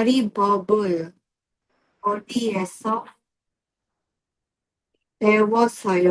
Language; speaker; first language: Korean; non-native, learner; Filipino